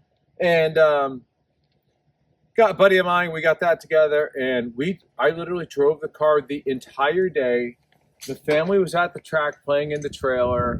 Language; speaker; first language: English; native; English